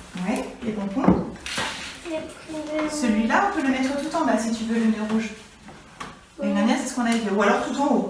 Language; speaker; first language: French; native; French